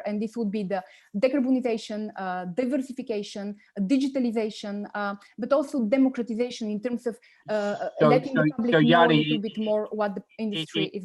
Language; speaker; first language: English; non-native, fluent; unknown